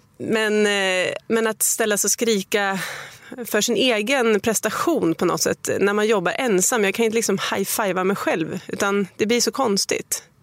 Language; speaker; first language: Swedish; native; Swedish